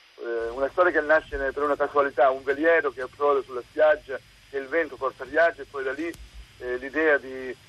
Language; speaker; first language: Italian; native; Italian